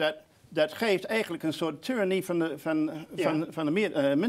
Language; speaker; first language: Dutch; non-native, fluent; English